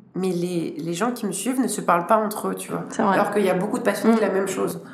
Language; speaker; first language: French; native; French